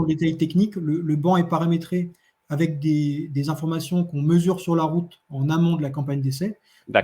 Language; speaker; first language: French; native; French